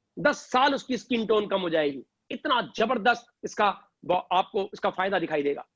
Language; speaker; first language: Hindi; native; Hindi